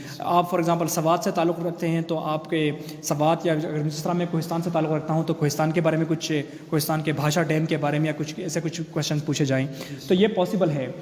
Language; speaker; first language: Urdu; non-native, local second language; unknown